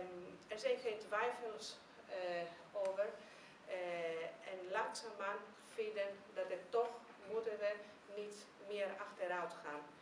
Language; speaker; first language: Dutch; non-native, fluent; Greek